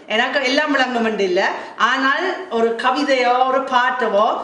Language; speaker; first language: Tamil; non-native, fluent; German